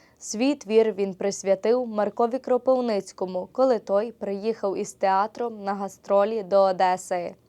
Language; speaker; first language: Ukrainian; early bilingual, heritage; Ukrainian